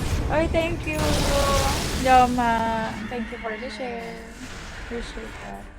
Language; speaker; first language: English; non-native, local second language; Filipino